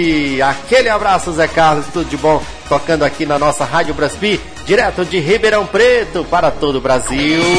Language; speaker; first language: Portuguese; native; Portuguese